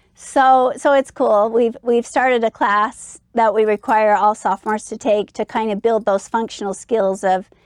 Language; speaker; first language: English; native; English